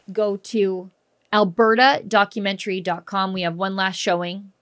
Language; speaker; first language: English; native; English